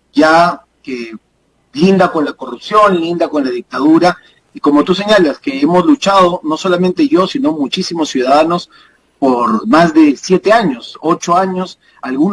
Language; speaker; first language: Spanish; native; Spanish